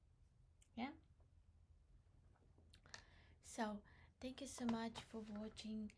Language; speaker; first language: English; non-native, learner; Crimean Tatar